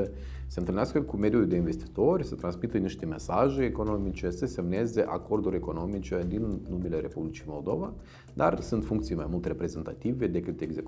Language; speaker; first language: Romanian; native; Romanian